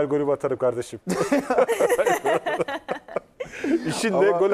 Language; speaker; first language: Turkish; native; Turkish